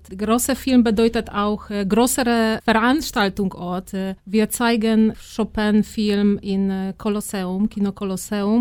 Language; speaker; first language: German; non-native, fluent; Polish